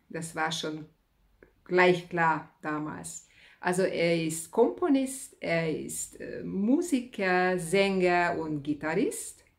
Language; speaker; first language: German; non-native, fluent; Hungarian